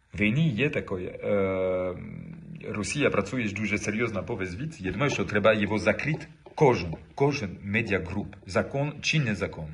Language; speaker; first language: Ukrainian; non-native, learner; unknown